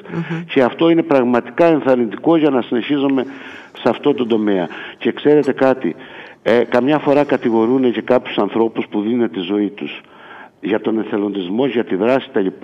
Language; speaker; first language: Greek; native; Greek